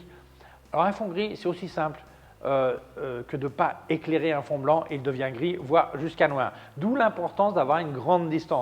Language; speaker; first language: French; native; French